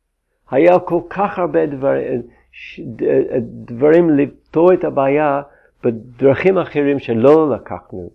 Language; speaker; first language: Hebrew; non-native, fluent; English